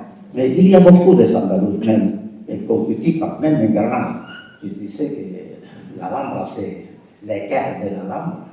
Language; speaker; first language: French; non-native, fluent; Spanish